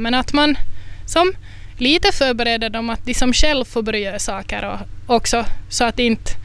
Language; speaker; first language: Swedish; native; Swedish